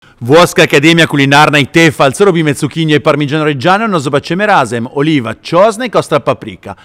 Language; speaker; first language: Polish; non-native, learner; Italian